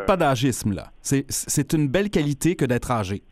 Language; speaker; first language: French; native; French